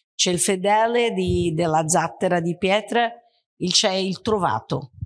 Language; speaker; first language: Italian; non-native, fluent; Portuguese